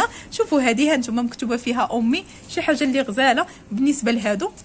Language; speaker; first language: Arabic; native; Arabic